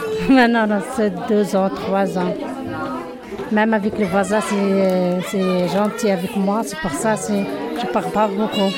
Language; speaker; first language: French; non-native, learner; Arabic